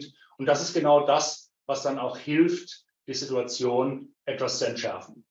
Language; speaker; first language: German; native; German